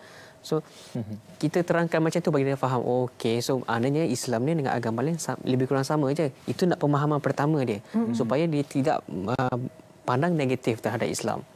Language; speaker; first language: Malay; native; Malay